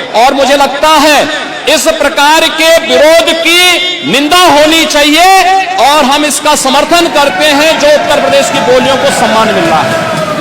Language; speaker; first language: Hindi; native; Hindi